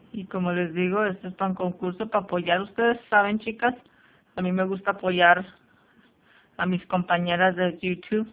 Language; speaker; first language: Spanish; early bilingual, heritage; Spanish